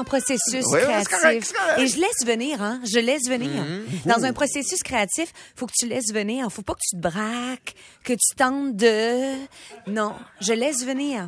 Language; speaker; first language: French; native; French